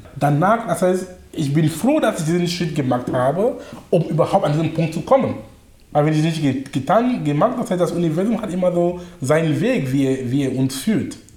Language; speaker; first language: German; non-native, fluent; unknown